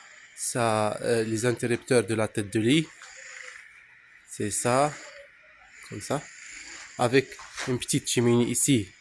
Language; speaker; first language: French; non-native, local second language; Arabic